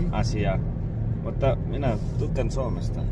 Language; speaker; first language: Finnish; non-native, learner; Bangla